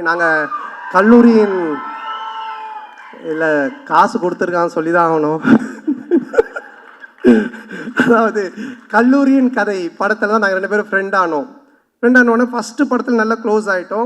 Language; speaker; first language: Tamil; native; Tamil